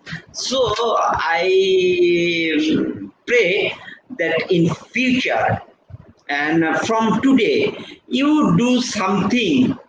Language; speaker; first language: English; non-native, fluent; Bangla